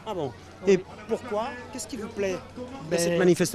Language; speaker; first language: French; native; French